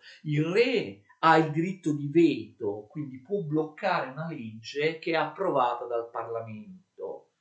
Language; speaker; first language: Italian; native; Italian